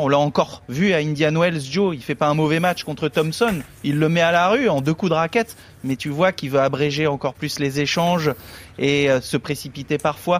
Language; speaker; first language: French; native; French